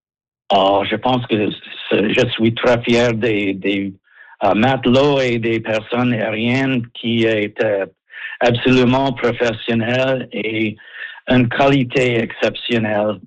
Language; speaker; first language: French; non-native, local second language; English